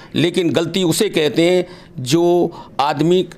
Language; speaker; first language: Hindi; native; Hindi